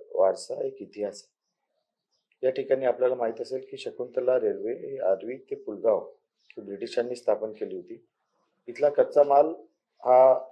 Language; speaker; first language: Marathi; native; Marathi